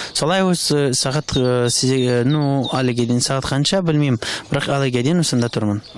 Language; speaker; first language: Kazakh; non-native, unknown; Pashto